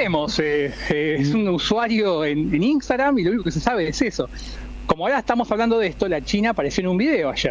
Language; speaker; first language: Spanish; native; Spanish